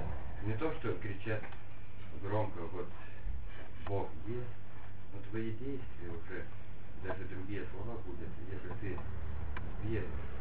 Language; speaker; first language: Russian; non-native, fluent; Lithuanian